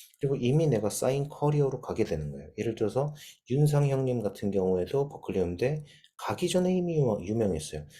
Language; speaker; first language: Korean; native; Korean